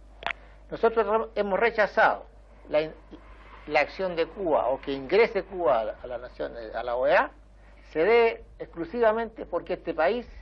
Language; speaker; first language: Spanish; native; Spanish